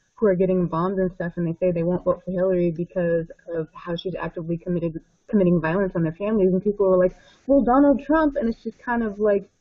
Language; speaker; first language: English; native; English